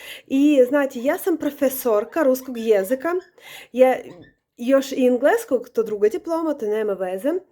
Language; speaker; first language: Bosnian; non-native, fluent; Russian